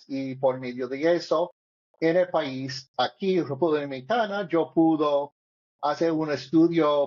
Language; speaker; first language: Spanish; non-native, learner; English